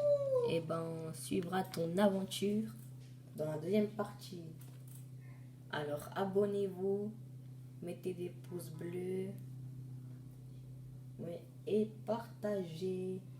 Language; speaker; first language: French; native; French